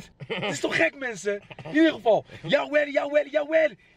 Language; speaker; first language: Dutch; native; Dutch